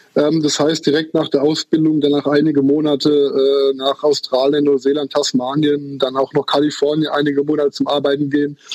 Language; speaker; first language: German; native; German